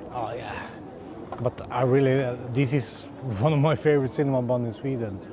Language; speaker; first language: English; non-native, fluent; Swedish